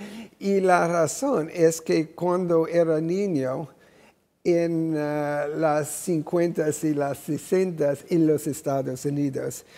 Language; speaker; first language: Spanish; non-native, fluent; English